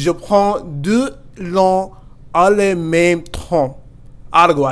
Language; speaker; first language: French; non-native, learner; English